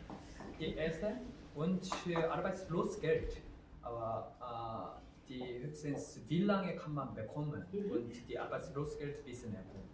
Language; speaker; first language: German; non-native, learner; Korean